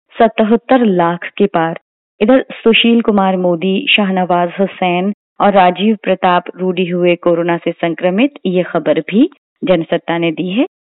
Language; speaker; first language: Hindi; native; Hindi